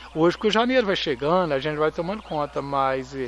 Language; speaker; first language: Portuguese; native; Portuguese